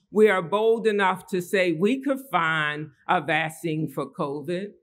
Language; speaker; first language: English; native; English